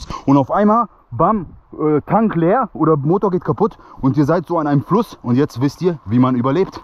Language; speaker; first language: German; early bilingual, other home language; Bosnian